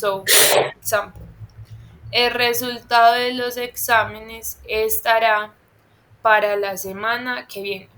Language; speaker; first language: Spanish; non-native, fluent; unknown